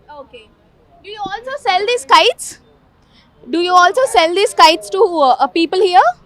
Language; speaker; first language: English; non-native, local second language; Telugu